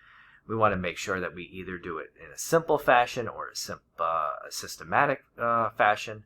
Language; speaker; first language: English; native; English